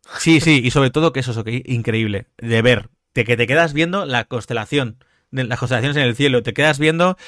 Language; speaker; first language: Spanish; native; Spanish